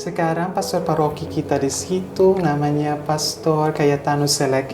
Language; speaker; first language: Indonesian; non-native, fluent; Hiligaynon